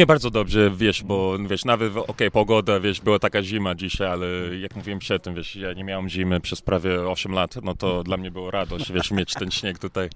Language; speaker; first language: Polish; early bilingual, heritage; English